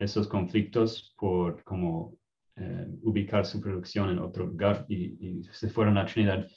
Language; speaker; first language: Spanish; non-native, fluent; English